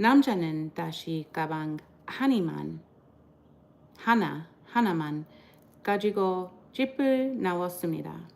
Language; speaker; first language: Korean; non-native, learner; English